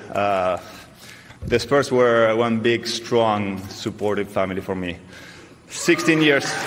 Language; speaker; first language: English; non-native, fluent; Spanish